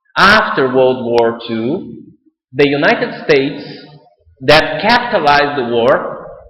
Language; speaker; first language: English; non-native, fluent; Portuguese